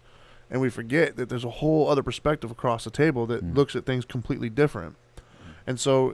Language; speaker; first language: English; native; English